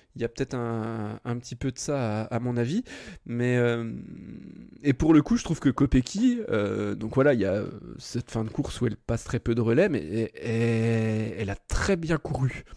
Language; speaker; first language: French; native; French